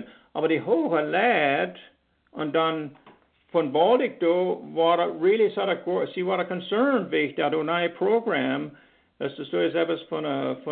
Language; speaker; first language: German; early bilingual, heritage; Pennsylvania German